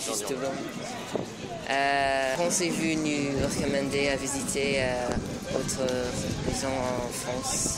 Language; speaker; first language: French; non-native, learner; English